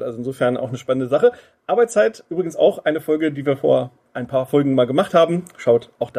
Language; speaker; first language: German; native; German